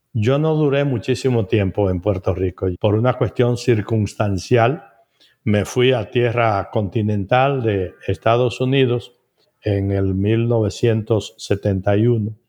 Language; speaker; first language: Spanish; native; Spanish